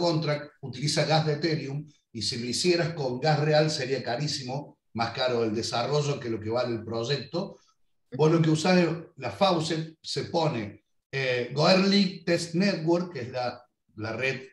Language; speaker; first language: Spanish; native; Spanish